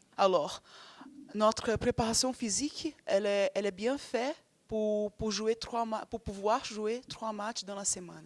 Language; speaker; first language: French; non-native, fluent; Portuguese